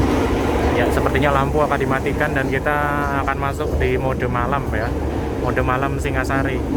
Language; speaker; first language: Indonesian; native; Indonesian